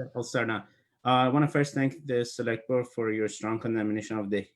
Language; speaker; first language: English; non-native, fluent; Persian